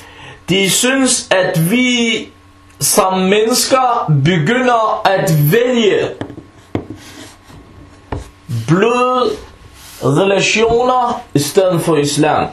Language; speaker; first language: Danish; non-native, fluent; Arabic